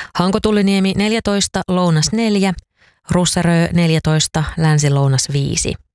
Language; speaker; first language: Finnish; native; Finnish